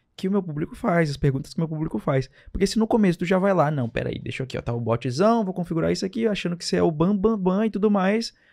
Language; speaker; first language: Portuguese; native; Portuguese